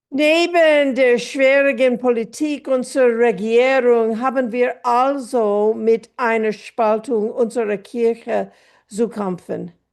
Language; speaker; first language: German; non-native, fluent; English